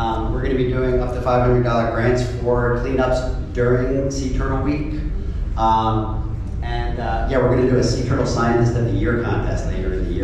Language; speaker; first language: English; native; English